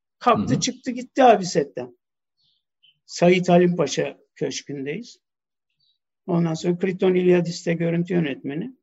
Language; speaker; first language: Turkish; early bilingual, heritage; Turkish